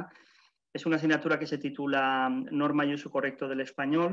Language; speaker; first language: Spanish; native; Spanish